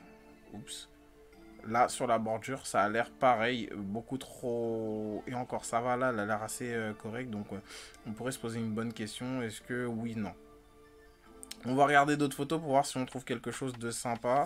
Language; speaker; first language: French; native; French